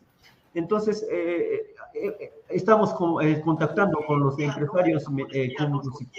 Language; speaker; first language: Spanish; non-native, fluent; Japanese